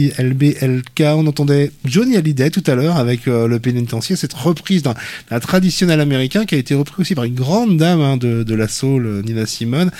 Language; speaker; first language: French; native; French